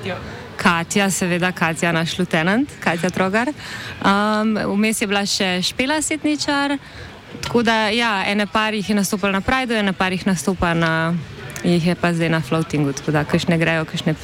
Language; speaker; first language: Slovenian; native; Slovenian